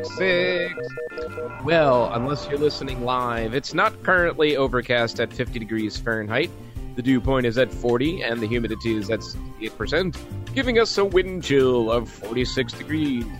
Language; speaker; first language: English; native; English